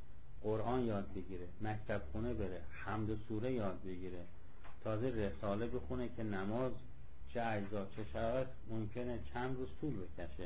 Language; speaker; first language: Persian; native; Persian